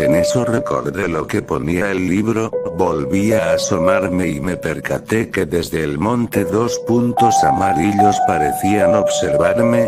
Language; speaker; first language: Spanish; native; Spanish